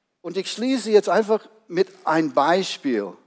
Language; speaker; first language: German; non-native, fluent; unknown